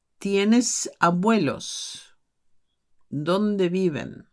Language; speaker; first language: Spanish; non-native, fluent; Norwegian